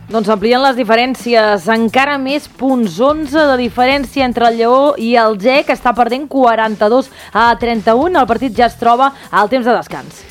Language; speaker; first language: Catalan; native; Catalan